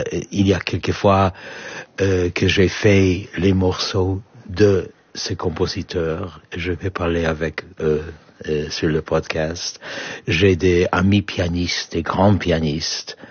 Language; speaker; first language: French; non-native, fluent; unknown